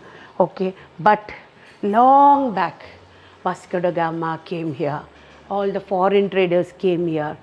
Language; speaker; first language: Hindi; non-native, local second language; Malayalam